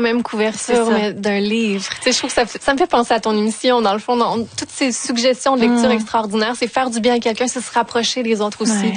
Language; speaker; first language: French; native; French